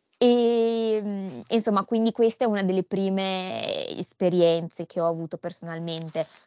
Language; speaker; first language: Italian; early bilingual, heritage; Italian